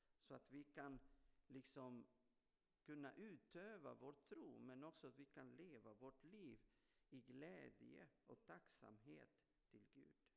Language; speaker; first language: Swedish; non-native, fluent; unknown